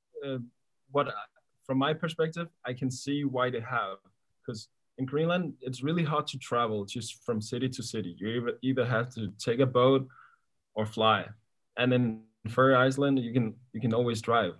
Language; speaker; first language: English; non-native, fluent; Kalaallisut